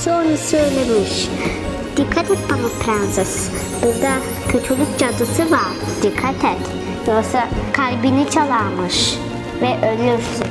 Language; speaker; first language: Turkish; early bilingual, heritage; Turkish